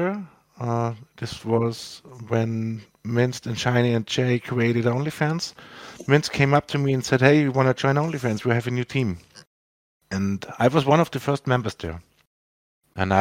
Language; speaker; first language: English; non-native, fluent; German